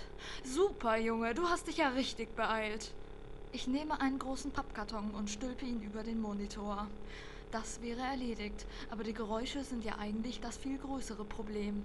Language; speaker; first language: German; native; German